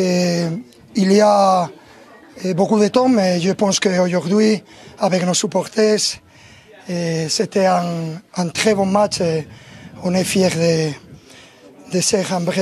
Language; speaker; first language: French; non-native, learner; Spanish